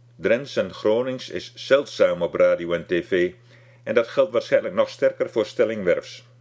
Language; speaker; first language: Dutch; non-native, local second language; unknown